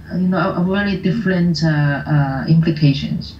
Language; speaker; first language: English; non-native, local second language; Cantonese